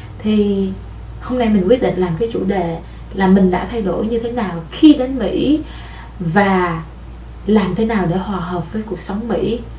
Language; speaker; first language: Vietnamese; native; Vietnamese